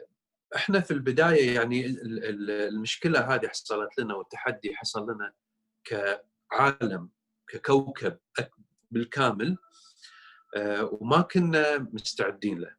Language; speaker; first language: Arabic; native; Arabic